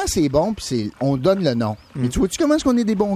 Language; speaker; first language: French; native; French